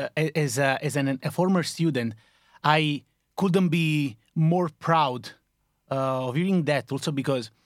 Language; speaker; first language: English; non-native, fluent; Italian